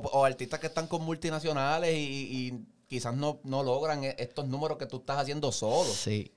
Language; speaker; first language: Spanish; native; Spanish